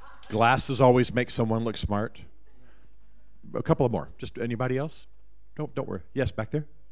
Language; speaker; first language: English; native; English